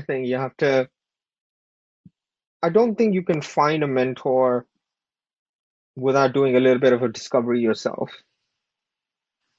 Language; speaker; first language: English; non-native, local second language; Urdu